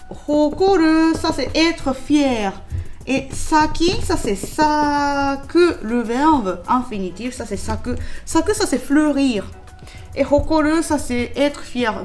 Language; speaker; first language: French; non-native, learner; Japanese